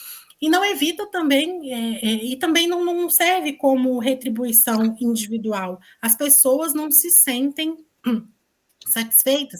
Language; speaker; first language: Portuguese; native; Portuguese